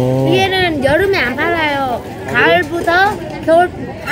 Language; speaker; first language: Korean; non-native, fluent; Vietnamese